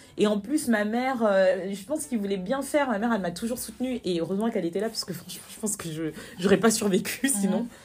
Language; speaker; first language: French; native; French